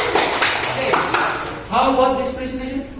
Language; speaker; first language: English; non-native, learner; Indonesian